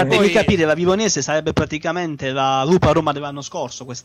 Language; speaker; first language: Italian; native; Italian